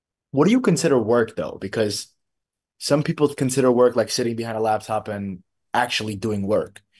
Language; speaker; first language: English; early bilingual, other home language; Russian